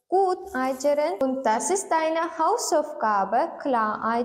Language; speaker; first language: German; non-native, learner; Turkmen